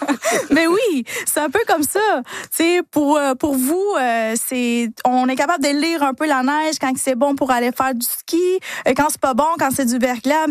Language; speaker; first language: French; non-native, fluent; Spanish